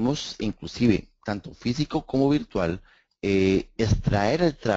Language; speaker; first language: Spanish; native; Spanish